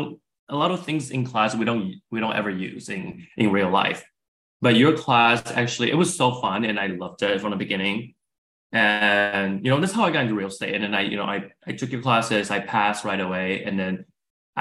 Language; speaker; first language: English; non-native, fluent; Chinese